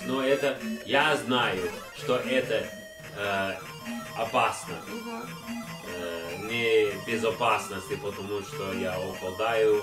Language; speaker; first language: Russian; non-native, learner; English